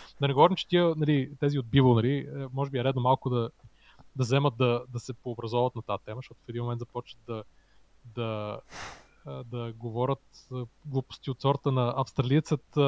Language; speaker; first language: Bulgarian; native; Bulgarian